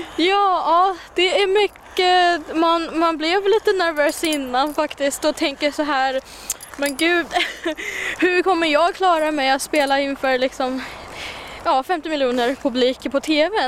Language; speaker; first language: Swedish; non-native, fluent; Chinese